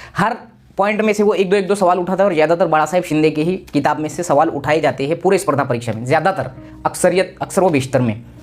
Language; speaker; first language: Hindi; non-native, local second language; Urdu